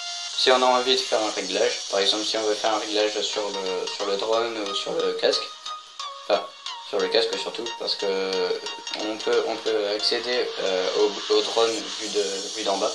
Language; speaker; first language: French; native; French